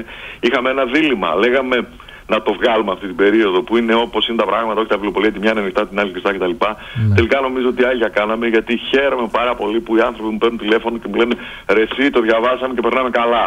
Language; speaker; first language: Greek; native; Greek